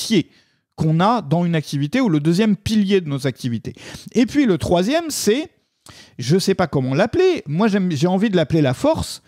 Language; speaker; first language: French; native; French